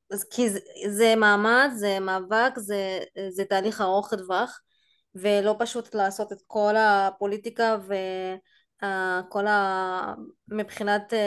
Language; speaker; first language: Hebrew; non-native, local second language; Arabic